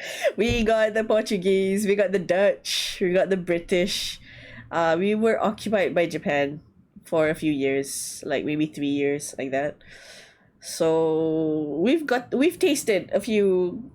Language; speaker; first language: English; non-native, learner; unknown